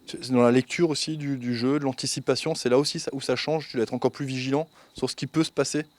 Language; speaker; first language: French; native; French